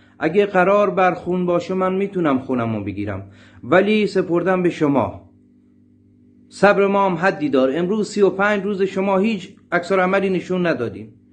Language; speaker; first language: Persian; non-native, local second language; Baluchi